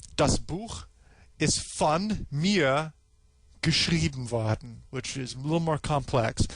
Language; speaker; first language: German; non-native, fluent; English